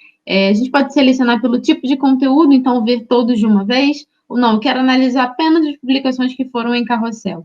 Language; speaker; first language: Portuguese; native; Portuguese